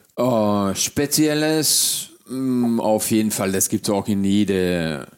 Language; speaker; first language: German; early bilingual, other home language; Hungarian